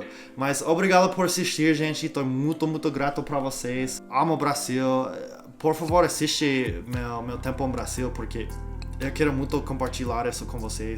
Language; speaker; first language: Portuguese; non-native, learner; English